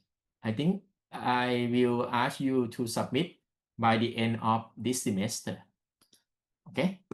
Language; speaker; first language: English; non-native, learner; Thai